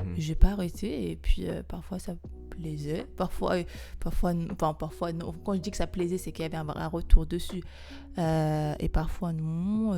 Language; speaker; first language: French; non-native, local second language; Malagasy